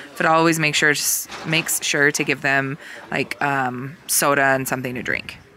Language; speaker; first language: English; native; English